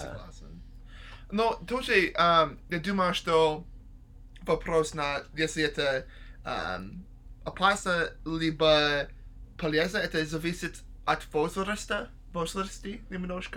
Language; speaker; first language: Russian; non-native, learner; English